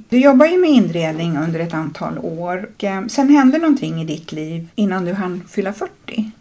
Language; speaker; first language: Swedish; native; Swedish